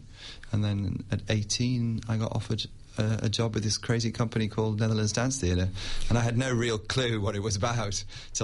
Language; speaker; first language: English; native; English